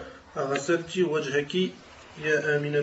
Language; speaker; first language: Arabic; non-native, learner; French